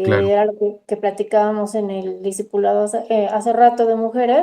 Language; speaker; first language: Spanish; native; Spanish